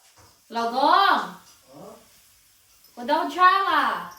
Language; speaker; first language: Chinese; non-native, learner; Filipino